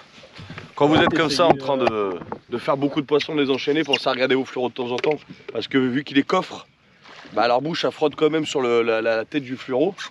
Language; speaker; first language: French; native; French